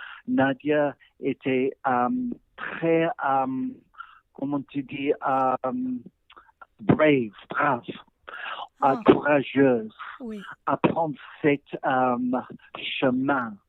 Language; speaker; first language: French; non-native, learner; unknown